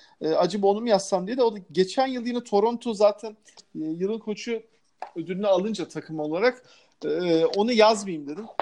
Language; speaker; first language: Turkish; native; Turkish